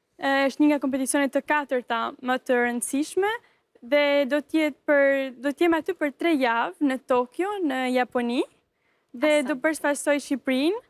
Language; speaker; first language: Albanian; early bilingual, heritage; Albanian